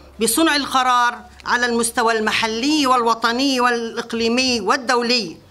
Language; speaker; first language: Arabic; native; Arabic